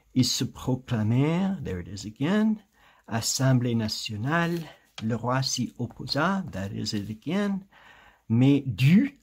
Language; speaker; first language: French; non-native, fluent; English